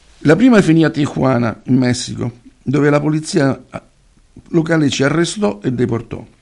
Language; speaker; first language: Italian; native; Italian